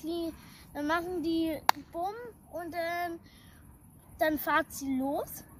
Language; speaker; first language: German; early bilingual, other home language; Urdu